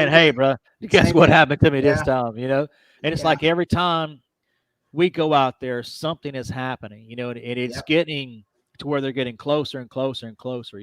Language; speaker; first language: English; native; English